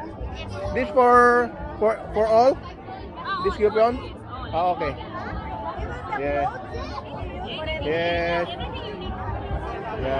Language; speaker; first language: English; non-native, local second language; Filipino